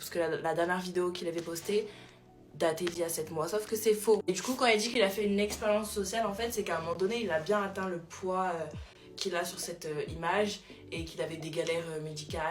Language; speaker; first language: French; native; French